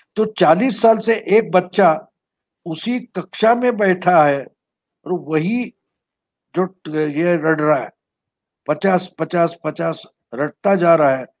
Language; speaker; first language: Hindi; non-native, local second language; Marathi